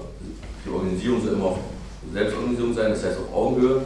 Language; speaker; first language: German; native; German